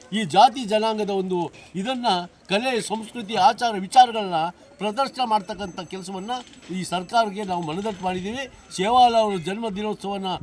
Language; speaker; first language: Kannada; non-native, local second language; Lambadi